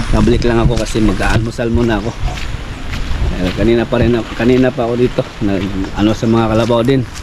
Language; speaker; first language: Filipino; non-native, local second language; Cebuano